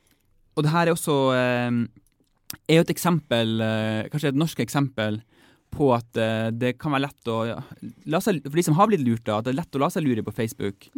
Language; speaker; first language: Norwegian; native; Norwegian